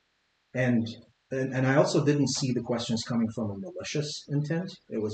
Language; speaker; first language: English; non-native, fluent; Arabic